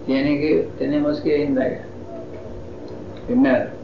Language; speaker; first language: Spanish; non-native, fluent; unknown